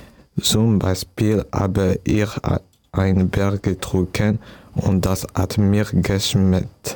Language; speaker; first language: German; non-native, learner; French